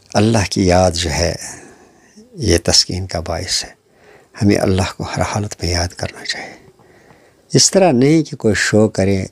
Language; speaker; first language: Hindi; non-native, local second language; Kashmiri